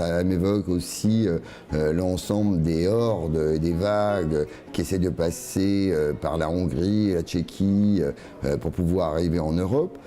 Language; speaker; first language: French; native; French